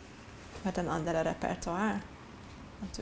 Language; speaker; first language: Dutch; non-native, fluent; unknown